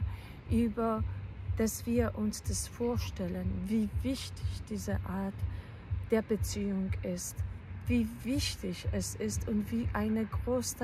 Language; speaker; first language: German; non-native, fluent; Polish